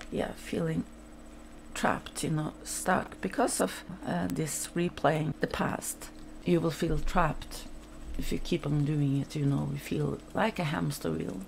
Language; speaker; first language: English; non-native, fluent; Norwegian